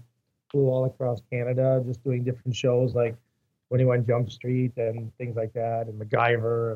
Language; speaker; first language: English; native; English